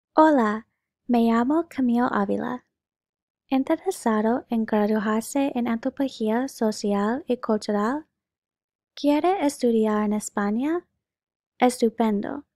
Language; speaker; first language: Spanish; non-native, learner; English